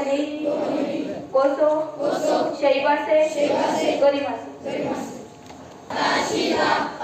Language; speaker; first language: Japanese; non-native, learner; Marathi